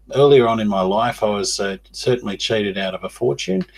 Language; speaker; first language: English; native; English